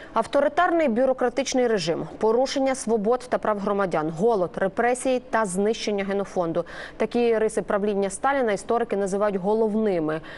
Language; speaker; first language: Ukrainian; native; Ukrainian